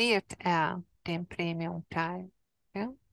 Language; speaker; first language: German; non-native, fluent; Hungarian